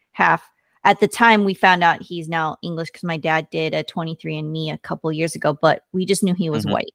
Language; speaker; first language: English; early bilingual, other home language; Korean